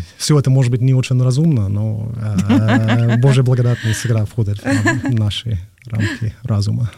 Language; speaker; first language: Russian; non-native, fluent; English